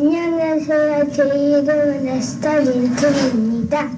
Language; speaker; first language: Korean; non-native, local second language; English